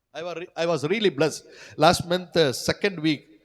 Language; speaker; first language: English; non-native, local second language; Malayalam